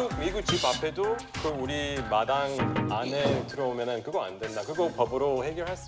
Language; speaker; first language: Korean; non-native, fluent; English